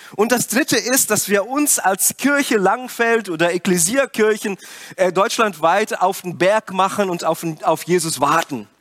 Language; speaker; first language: German; non-native, fluent; Portuguese